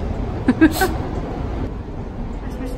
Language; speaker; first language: German; native; German